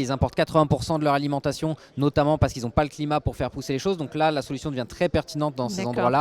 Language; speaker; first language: French; native; French